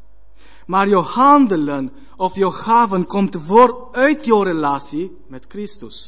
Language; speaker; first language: Dutch; non-native, learner; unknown